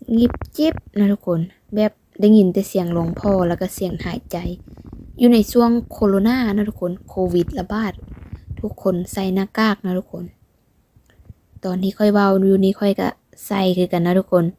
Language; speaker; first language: Thai; non-native, local second language; Northeastern Thai